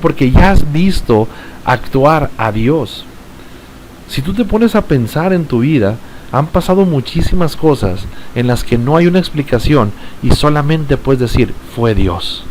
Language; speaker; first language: Spanish; native; Spanish